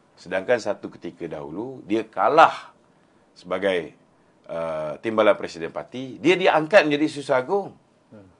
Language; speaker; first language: Malay; native; Malay